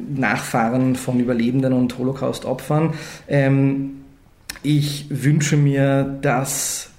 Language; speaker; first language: German; native; German